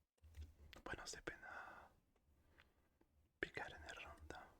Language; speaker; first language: Basque; non-native, learner; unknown